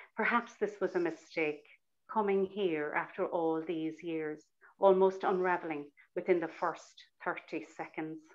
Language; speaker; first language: English; native; English